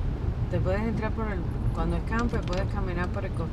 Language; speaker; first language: Spanish; native; Spanish